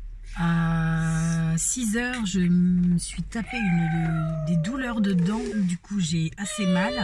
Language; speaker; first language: French; native; French